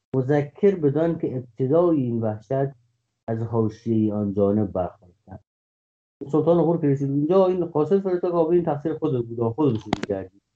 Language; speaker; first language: Persian; non-native, local second language; Kurdish